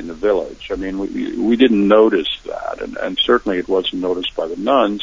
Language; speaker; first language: English; native; English